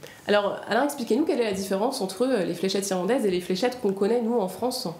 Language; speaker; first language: French; native; French